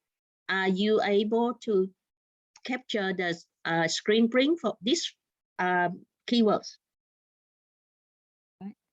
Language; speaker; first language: English; non-native, fluent; Vietnamese